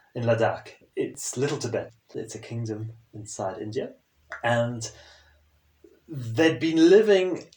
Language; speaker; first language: English; non-native, local second language; French